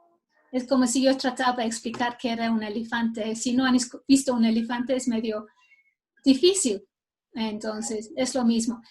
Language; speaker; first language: Spanish; non-native, fluent; English